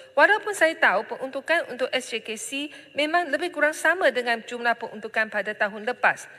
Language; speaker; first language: Malay; non-native, local second language; Chinese